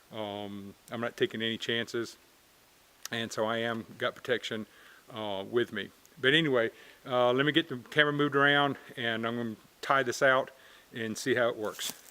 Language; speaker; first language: English; native; English